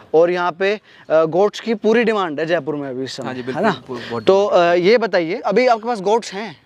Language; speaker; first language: Hindi; native; Hindi